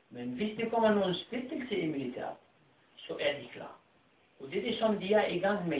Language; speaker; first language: Danish; non-native, fluent; Arabic